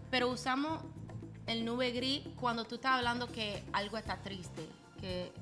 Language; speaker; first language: Spanish; non-native, fluent; English